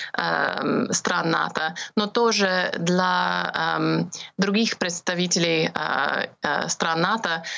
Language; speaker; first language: Russian; non-native, fluent; English